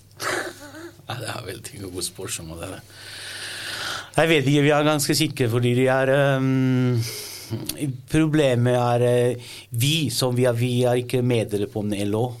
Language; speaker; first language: Norwegian; non-native, learner; Italian